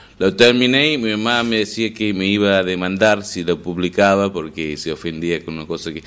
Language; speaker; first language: Spanish; non-native, fluent; English